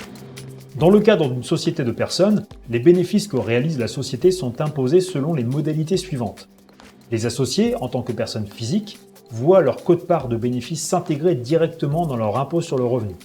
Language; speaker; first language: French; native; French